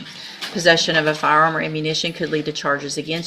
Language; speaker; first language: English; native; English